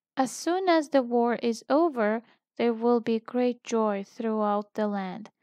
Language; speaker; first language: English; non-native, fluent; Azerbaijani